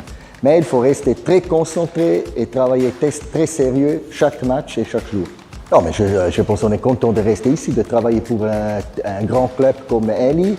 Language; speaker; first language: French; non-native, fluent; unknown